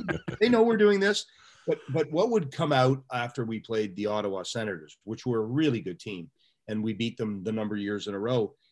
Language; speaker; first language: English; native; English